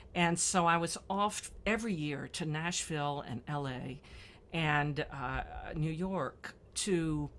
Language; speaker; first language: English; native; English